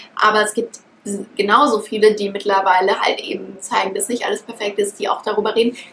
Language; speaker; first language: German; native; German